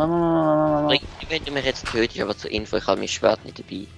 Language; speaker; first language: German; native; German